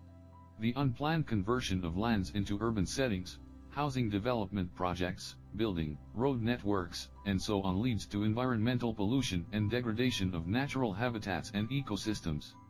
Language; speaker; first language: English; non-native, learner; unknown